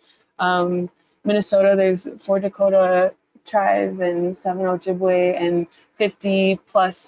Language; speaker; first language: English; native; English